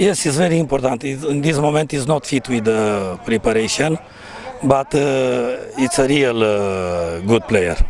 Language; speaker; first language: English; non-native, learner; Romanian